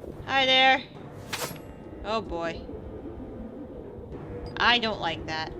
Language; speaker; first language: English; native; English